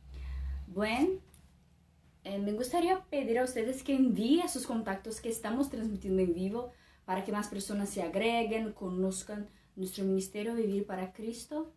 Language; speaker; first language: Spanish; non-native, fluent; Portuguese